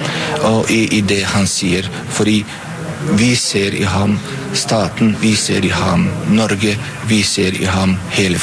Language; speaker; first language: Norwegian; non-native, fluent; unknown